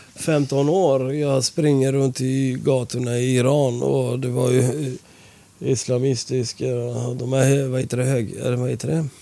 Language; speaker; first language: Swedish; non-native, fluent; Persian